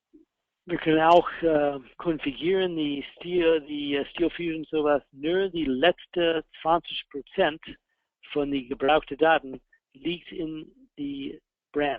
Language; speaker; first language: German; non-native, fluent; English